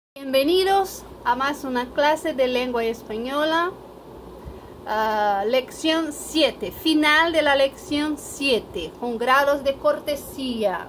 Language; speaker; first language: Spanish; non-native, fluent; Portuguese